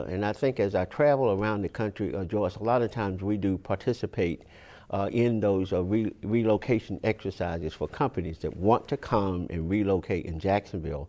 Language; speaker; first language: English; native; English